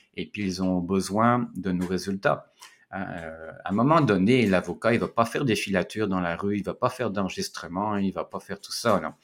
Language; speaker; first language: French; native; French